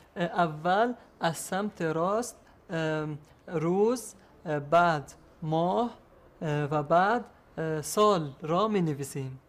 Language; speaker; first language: Persian; non-native, learner; Arabic